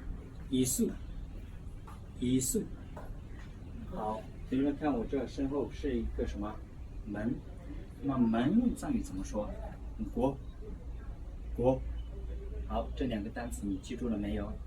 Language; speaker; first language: Chinese; non-native, local second language; Tibetan